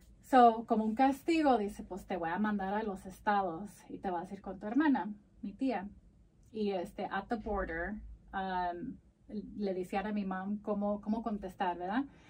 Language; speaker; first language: Spanish; early bilingual, heritage; Spanish